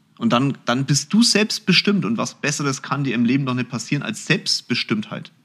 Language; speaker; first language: German; early bilingual, other home language; Turkish